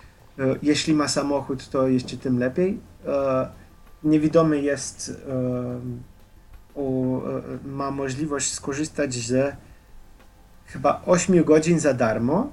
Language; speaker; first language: Polish; non-native, fluent; Slovenian